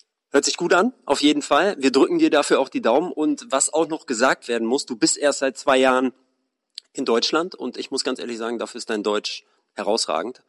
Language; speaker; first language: German; native; German